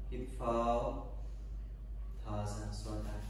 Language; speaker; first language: Vietnamese; non-native, learner; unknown